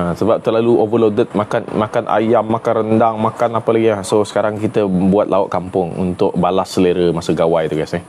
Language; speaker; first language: Malay; non-native, local second language; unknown